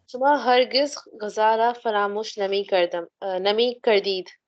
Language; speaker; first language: Persian; non-native, learner; Urdu